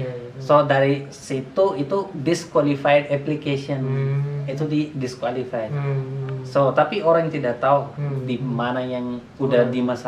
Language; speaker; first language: Indonesian; non-native, learner; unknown